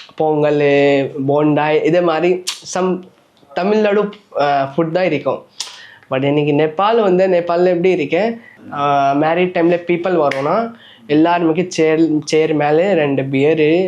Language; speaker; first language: Tamil; non-native, learner; Nepali